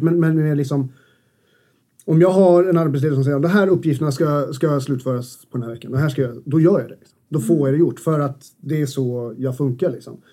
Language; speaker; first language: Swedish; native; Swedish